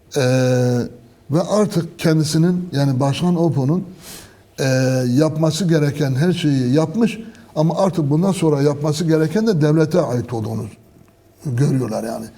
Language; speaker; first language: Turkish; non-native, local second language; Kurdish